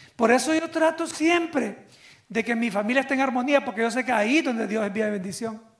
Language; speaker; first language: Spanish; native; Spanish